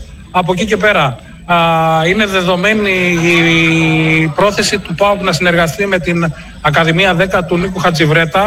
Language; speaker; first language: Greek; native; Greek